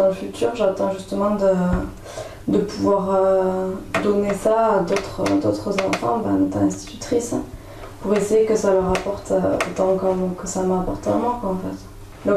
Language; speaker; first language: French; native; French